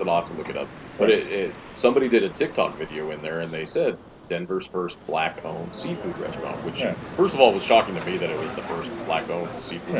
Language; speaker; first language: English; native; English